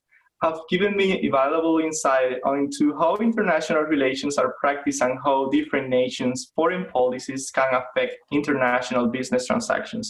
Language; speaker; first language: English; non-native, fluent; Spanish